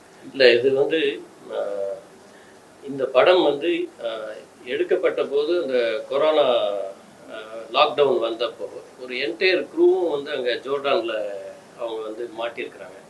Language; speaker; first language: Tamil; native; Tamil